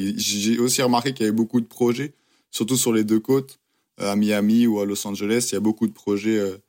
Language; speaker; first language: French; native; French